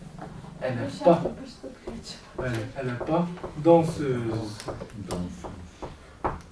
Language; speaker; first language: French; non-native, learner; Kurdish